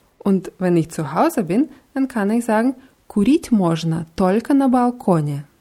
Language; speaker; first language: German; non-native, fluent; Russian